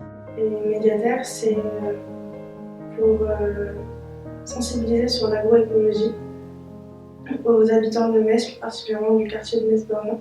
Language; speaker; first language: French; native; French